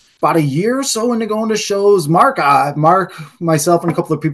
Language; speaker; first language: English; native; English